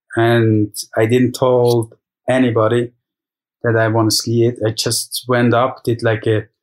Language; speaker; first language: English; non-native, fluent; German